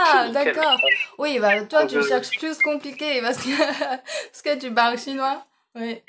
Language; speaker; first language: French; non-native, fluent; Chinese